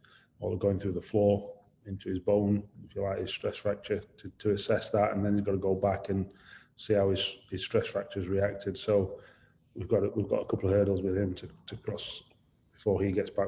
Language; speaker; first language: English; native; English